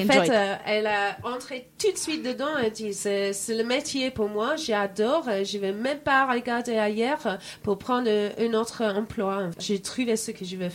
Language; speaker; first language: French; non-native, fluent; English